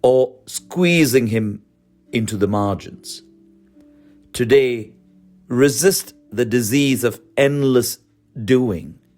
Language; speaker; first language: English; non-native, local second language; Malayalam